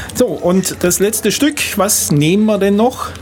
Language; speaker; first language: German; native; German